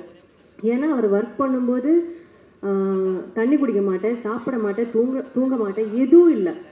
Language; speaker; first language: Tamil; non-native, learner; Malayalam